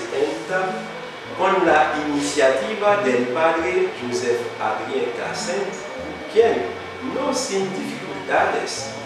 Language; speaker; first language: Spanish; non-native, fluent; Haitian Creole